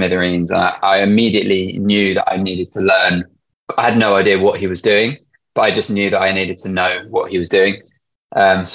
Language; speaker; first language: English; native; English